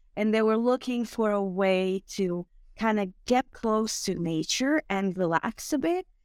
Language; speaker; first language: English; non-native, fluent; Croatian